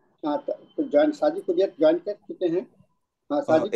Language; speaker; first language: Hindi; native; Hindi